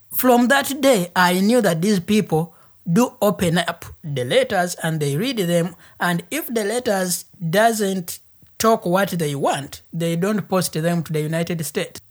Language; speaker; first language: English; non-native, local second language; Ganda